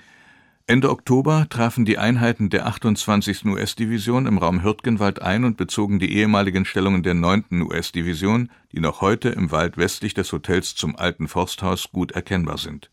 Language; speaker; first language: German; native; German